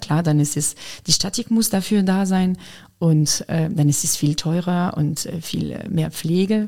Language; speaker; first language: German; non-native, fluent; French